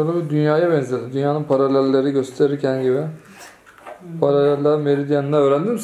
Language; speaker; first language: Turkish; native; Turkish